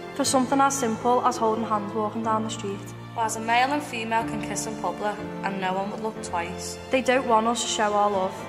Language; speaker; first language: English; native; English